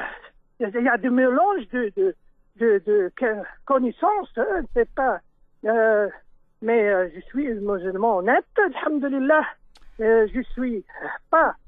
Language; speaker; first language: French; non-native, local second language; Dutch